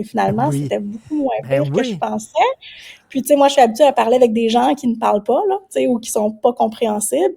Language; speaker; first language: French; native; French